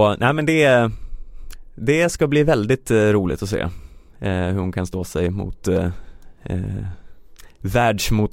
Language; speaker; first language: Swedish; native; Swedish